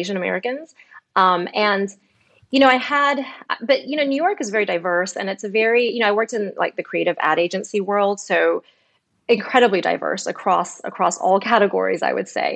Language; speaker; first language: English; native; English